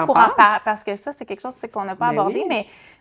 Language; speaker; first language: French; native; French